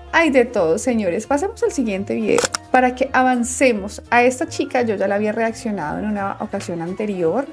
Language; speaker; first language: Spanish; native; Spanish